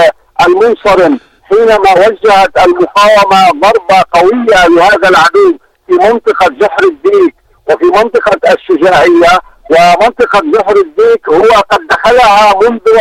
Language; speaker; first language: Arabic; native; Arabic